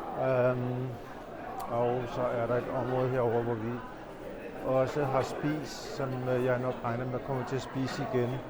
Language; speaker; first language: Danish; early bilingual, other home language; Urdu